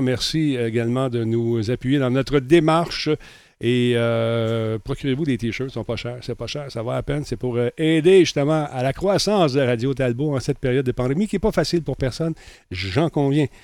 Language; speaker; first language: French; native; French